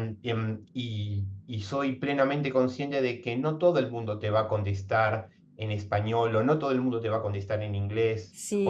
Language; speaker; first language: Spanish; native; Spanish